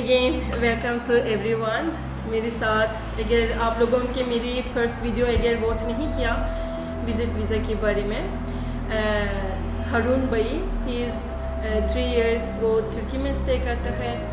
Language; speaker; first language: Hindi; non-native, learner; Turkish